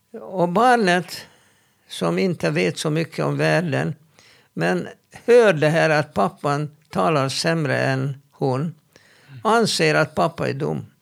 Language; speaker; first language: Swedish; non-native, fluent; Hebrew